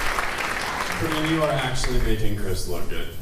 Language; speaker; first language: English; native; English